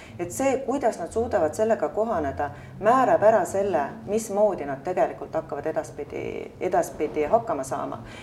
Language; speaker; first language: Estonian; native; Estonian